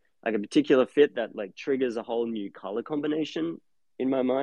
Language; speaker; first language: English; native; English